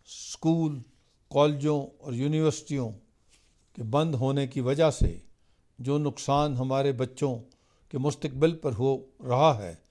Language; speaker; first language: Hindi; non-native, local second language; Punjabi